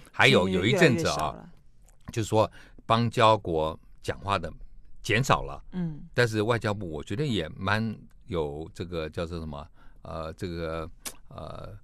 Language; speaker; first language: Chinese; native; Chinese